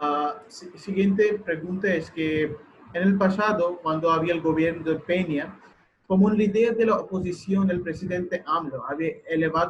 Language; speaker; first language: Spanish; non-native, learner; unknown